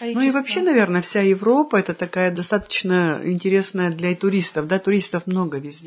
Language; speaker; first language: Russian; native; Russian